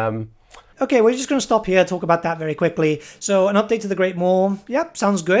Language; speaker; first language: English; native; English